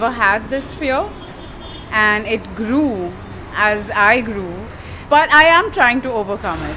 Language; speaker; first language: English; non-native, local second language; Hindi